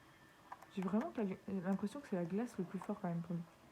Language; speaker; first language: French; native; French